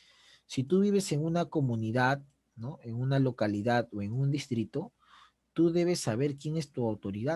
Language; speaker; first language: Spanish; native; Spanish